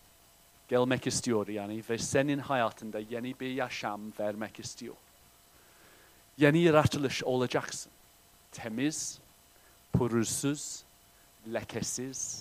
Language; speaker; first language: Turkish; non-native, fluent; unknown